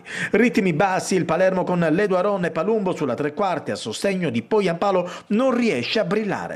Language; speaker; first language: Italian; native; Italian